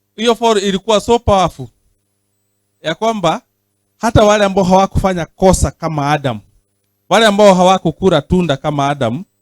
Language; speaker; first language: Swahili; non-native, local second language; Kikuyu